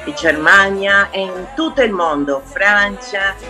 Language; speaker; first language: Italian; non-native, fluent; Portuguese